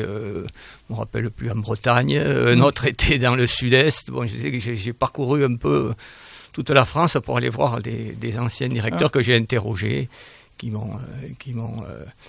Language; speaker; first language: French; native; French